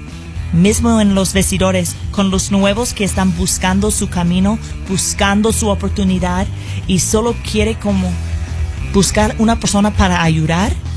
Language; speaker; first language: Spanish; non-native, fluent; English